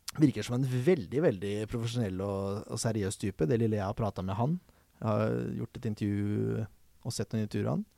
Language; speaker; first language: Norwegian; native; Norwegian